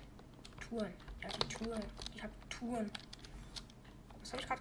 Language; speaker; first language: German; native; German